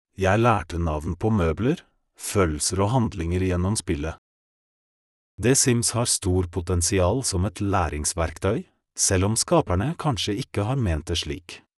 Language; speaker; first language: Norwegian; non-native, fluent; Polish